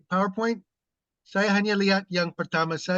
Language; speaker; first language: Indonesian; non-native, fluent; English